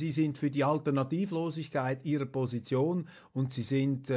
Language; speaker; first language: German; native; German